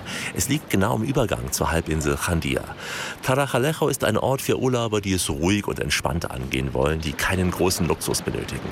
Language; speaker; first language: German; native; German